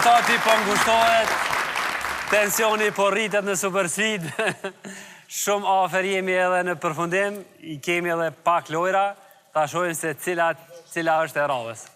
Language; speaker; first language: Albanian; native; Albanian